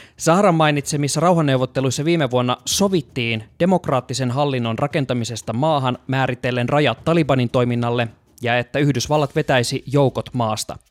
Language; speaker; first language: Finnish; native; Finnish